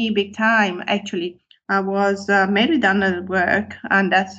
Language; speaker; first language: English; non-native, fluent; Italian